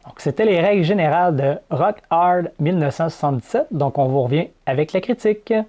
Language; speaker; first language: French; native; French